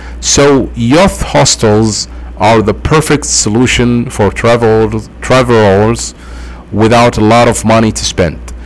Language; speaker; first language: English; non-native, fluent; Arabic